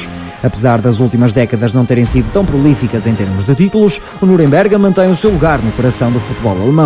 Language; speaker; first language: Portuguese; native; Portuguese